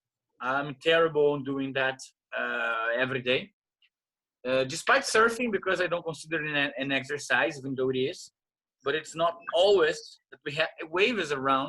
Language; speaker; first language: English; non-native, fluent; Portuguese